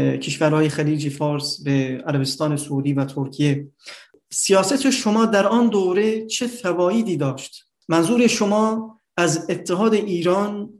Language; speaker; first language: Persian; non-native, fluent; Turkish